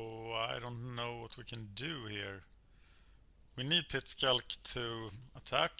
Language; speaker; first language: English; non-native, fluent; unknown